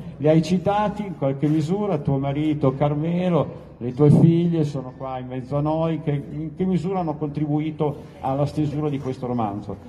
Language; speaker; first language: Italian; native; Italian